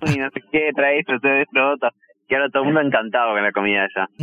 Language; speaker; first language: Spanish; native; Spanish